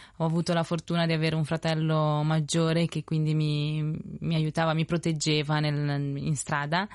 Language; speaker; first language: Italian; early bilingual, other home language; Spanish